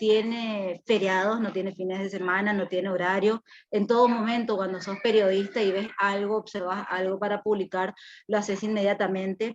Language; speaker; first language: Spanish; native; Spanish